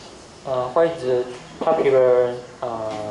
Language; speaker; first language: English; non-native, learner; Chinese